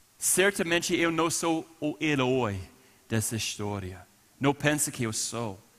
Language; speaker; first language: Portuguese; non-native, fluent; English